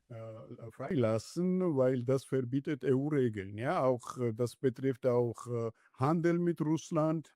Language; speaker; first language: German; non-native, learner; Georgian